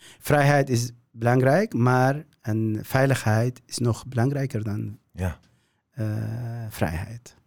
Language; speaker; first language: Dutch; non-native, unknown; Kurdish